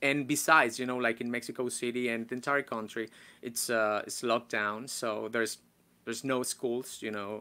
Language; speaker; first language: English; non-native, fluent; Spanish